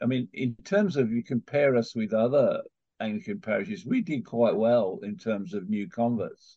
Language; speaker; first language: English; native; English